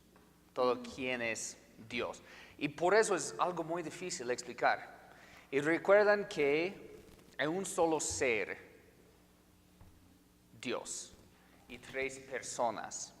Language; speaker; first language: Spanish; non-native, fluent; English